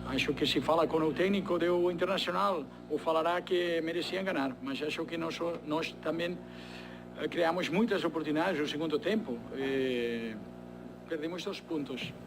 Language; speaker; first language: Portuguese; non-native, fluent; Spanish